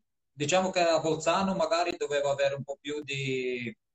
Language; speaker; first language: Italian; non-native, fluent; Croatian